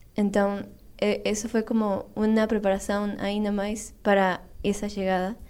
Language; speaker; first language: Portuguese; non-native, learner; Spanish